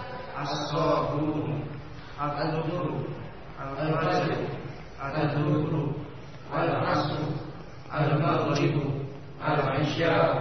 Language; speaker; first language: Arabic; non-native, learner; Indonesian